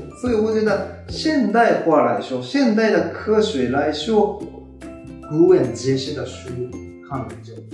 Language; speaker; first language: Chinese; non-native, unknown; Japanese